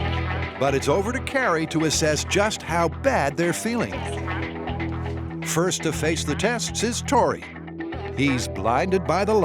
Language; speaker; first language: English; native; English